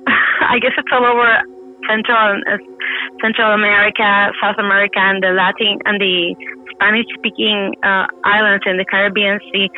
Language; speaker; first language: English; non-native, fluent; Spanish